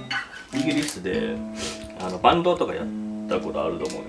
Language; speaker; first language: Japanese; non-native, fluent; Chinese